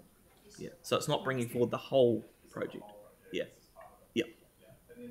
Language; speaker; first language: English; native; English